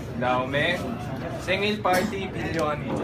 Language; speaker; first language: Korean; non-native, learner; Filipino